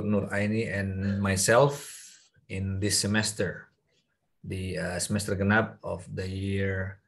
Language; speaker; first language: English; non-native, fluent; Indonesian